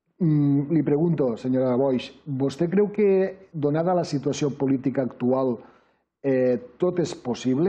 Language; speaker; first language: Catalan; native; Catalan